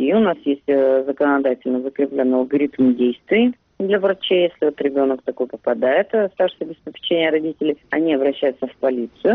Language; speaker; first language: Russian; native; Russian